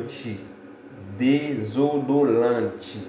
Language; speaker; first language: Portuguese; non-native, fluent; Haitian Creole